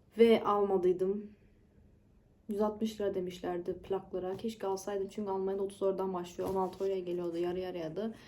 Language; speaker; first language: Turkish; early bilingual, heritage; Turkish